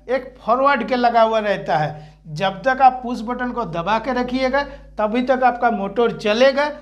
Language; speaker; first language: Hindi; native; Hindi